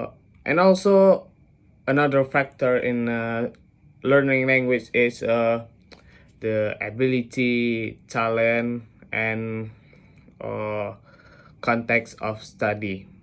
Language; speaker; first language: English; non-native, learner; Indonesian